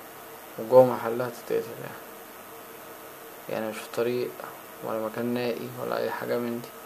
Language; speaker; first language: Arabic; native; Arabic